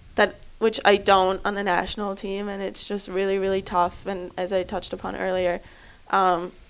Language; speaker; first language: English; non-native, fluent; German